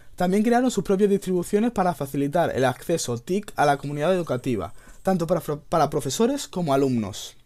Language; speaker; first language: Spanish; native; Spanish